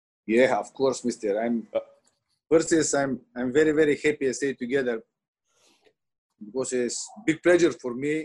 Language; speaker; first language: English; non-native, learner; Bulgarian